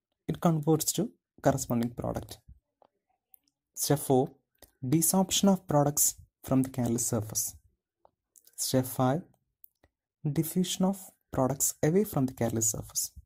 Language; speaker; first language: English; non-native, local second language; Malayalam